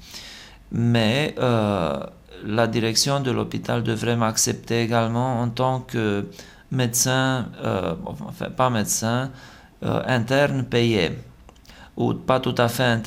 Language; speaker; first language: French; non-native, fluent; Romanian